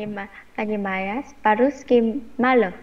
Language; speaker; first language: Russian; non-native, learner; Vietnamese